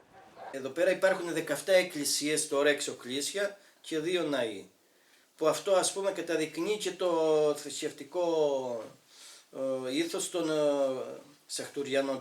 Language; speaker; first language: Greek; native; Greek